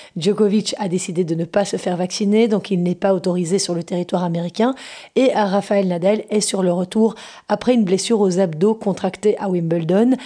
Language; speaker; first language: French; native; French